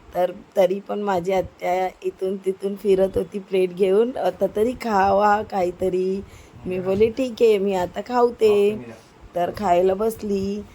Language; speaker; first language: Marathi; non-native, local second language; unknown